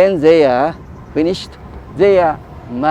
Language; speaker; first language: English; non-native, learner; Japanese